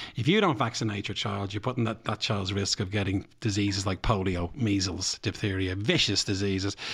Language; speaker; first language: English; native; English